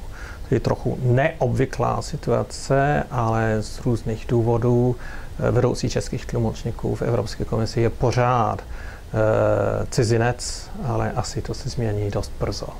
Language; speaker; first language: Czech; non-native, fluent; English